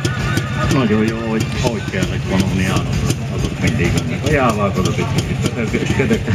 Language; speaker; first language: Hungarian; native; Hungarian